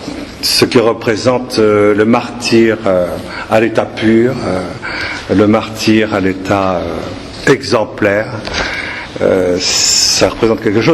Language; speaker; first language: French; native; French